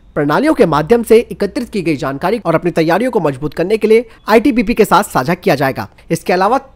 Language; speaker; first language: Hindi; native; Hindi